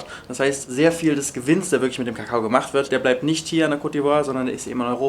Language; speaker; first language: German; native; German